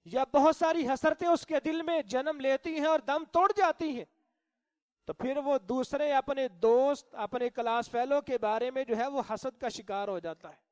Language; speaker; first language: Urdu; non-native, local second language; Punjabi